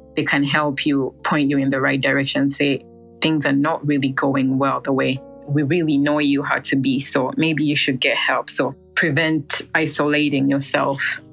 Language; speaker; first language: English; non-native, local second language; Ganda